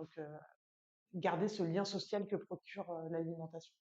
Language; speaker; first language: French; native; French